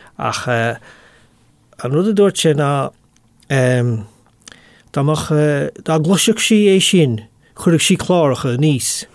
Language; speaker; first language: Irish; non-native, local second language; English